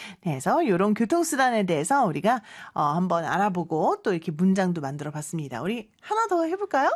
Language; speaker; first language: Korean; native; Korean